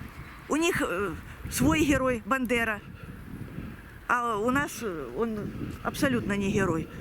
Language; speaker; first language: Russian; native; Russian